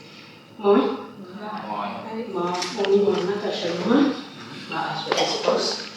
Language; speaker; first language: Finnish; non-native, fluent; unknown